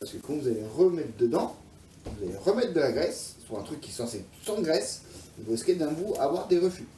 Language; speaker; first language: French; native; French